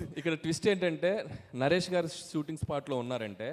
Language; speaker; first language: Telugu; native; Telugu